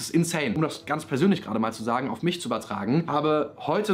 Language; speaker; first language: German; native; German